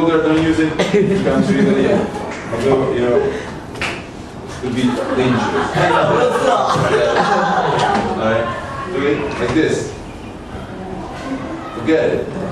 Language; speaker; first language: English; non-native, learner; Italian